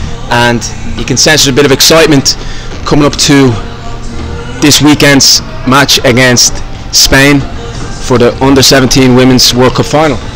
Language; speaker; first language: English; native; English